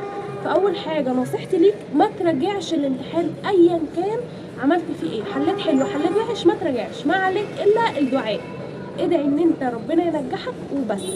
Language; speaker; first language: Arabic; native; Arabic